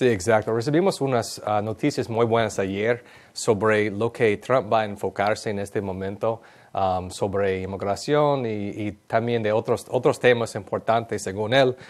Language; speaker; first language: Spanish; non-native, fluent; English